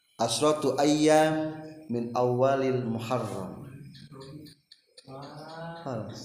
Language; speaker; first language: Arabic; non-native, learner; Indonesian